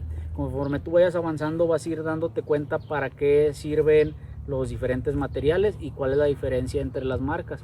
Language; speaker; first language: Spanish; native; Spanish